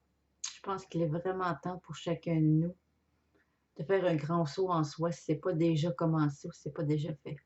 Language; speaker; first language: French; native; French